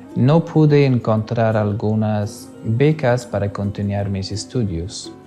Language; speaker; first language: Spanish; non-native, learner; Persian